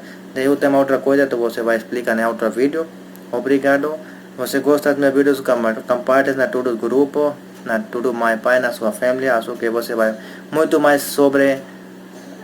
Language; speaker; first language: Portuguese; non-native, learner; Hindi